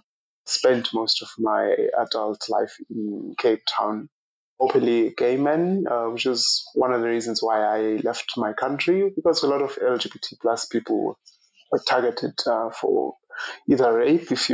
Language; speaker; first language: English; non-native, local second language; Xhosa